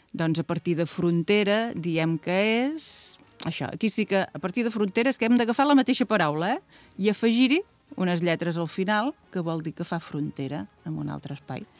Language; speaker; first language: Catalan; native; Catalan